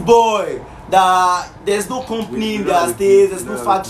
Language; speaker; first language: English; non-native, local second language; Yoruba